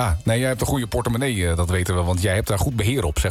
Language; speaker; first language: Dutch; native; Dutch